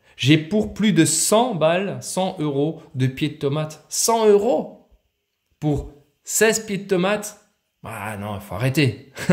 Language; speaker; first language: French; native; French